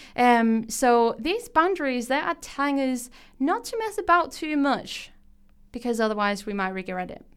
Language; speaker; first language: English; non-native, fluent; Danish